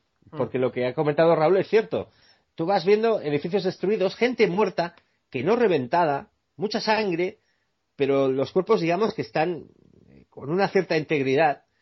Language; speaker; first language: Spanish; native; Spanish